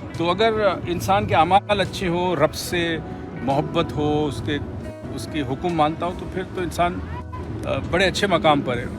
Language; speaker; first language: Urdu; native; Urdu